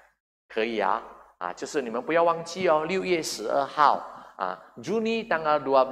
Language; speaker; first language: Chinese; non-native, fluent; Indonesian